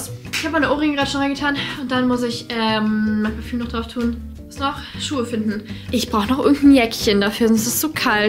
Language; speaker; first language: German; native; German